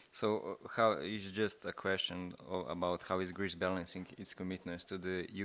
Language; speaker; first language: English; non-native, fluent; Slovenian